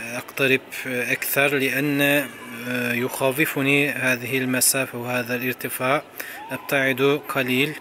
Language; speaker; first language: Arabic; non-native, fluent; Turkish